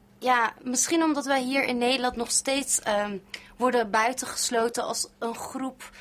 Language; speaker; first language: Dutch; non-native, local second language; Turkish